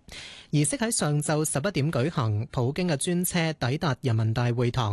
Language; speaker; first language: Cantonese; native; Cantonese